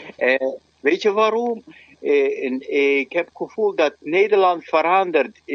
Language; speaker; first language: Dutch; non-native, fluent; Arabic